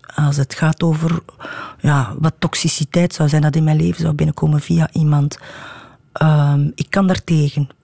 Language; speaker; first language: Dutch; native; Dutch